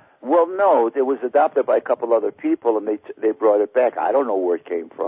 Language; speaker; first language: English; native; English